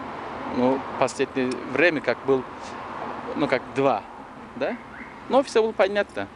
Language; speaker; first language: Russian; non-native, learner; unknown